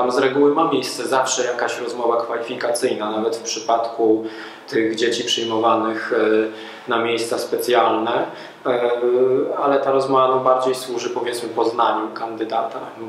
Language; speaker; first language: Polish; native; Polish